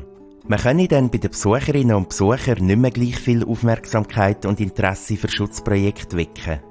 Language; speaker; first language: German; native; German